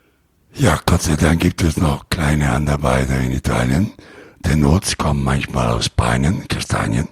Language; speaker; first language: German; non-native, learner; Italian